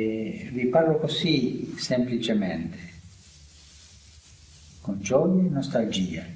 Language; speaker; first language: Italian; non-native, fluent; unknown